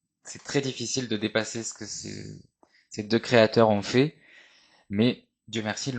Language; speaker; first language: French; native; French